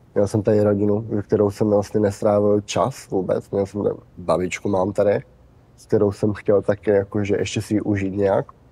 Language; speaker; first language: Czech; early bilingual, heritage; Czech